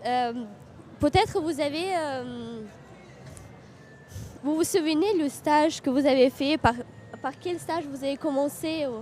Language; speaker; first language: French; non-native, fluent; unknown